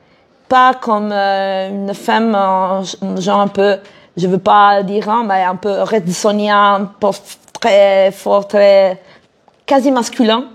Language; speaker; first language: French; non-native, fluent; Italian